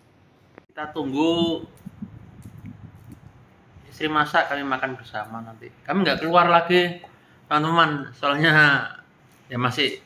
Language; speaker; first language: Indonesian; non-native, local second language; Javanese